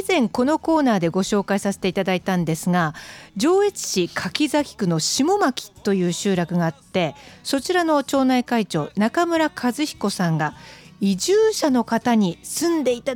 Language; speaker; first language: Japanese; native; Japanese